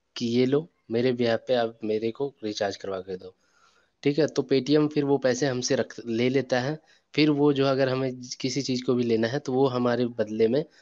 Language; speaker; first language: Hindi; native; Hindi